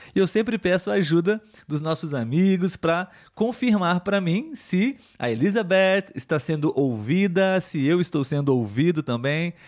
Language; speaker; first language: Portuguese; native; Portuguese